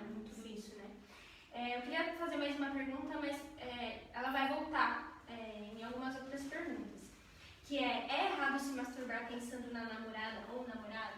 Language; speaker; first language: Portuguese; native; Portuguese